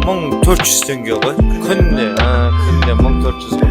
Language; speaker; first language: Kazakh; native; Kazakh